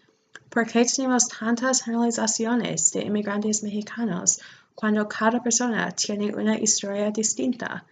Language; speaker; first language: Spanish; non-native, fluent; English